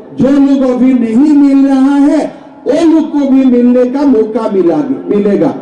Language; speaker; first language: Hindi; non-native, local second language; Assamese